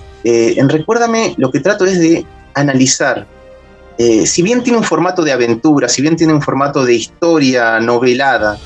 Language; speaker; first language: Spanish; native; Spanish